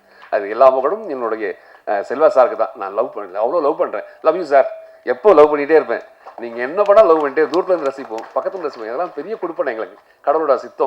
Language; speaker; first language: Tamil; native; Tamil